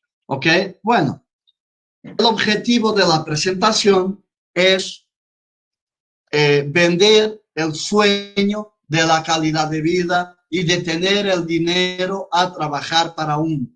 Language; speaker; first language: Spanish; non-native, fluent; Portuguese